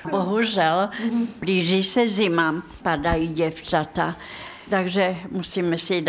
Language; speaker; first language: Czech; non-native, fluent; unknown